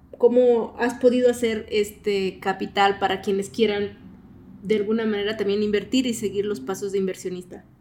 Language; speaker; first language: Spanish; native; Spanish